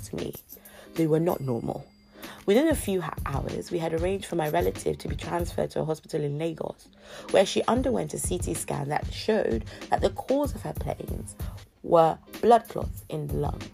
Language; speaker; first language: English; non-native, local second language; Yoruba